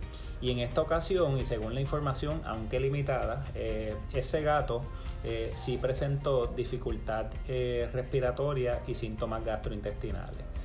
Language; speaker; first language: Spanish; native; Spanish